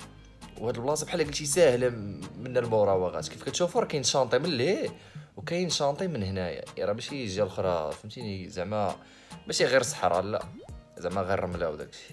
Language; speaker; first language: Arabic; native; Arabic